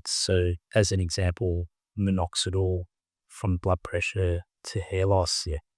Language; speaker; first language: English; native; English